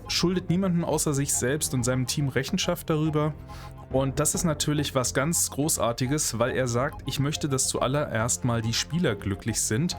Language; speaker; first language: German; native; German